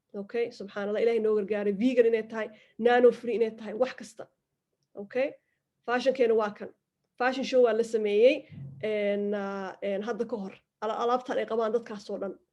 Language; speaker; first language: Somali; early bilingual, heritage; Somali